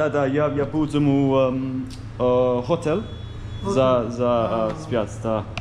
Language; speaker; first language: Russian; non-native, learner; English